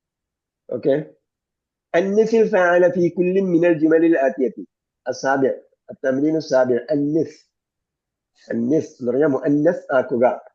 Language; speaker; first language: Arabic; non-native, fluent; Malayalam